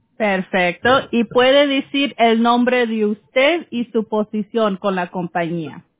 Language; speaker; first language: Spanish; early bilingual, heritage; Spanish